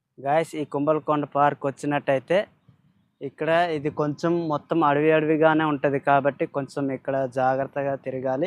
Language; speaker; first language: Telugu; non-native, local second language; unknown